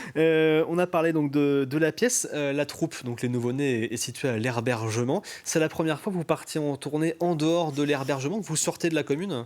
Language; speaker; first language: French; native; French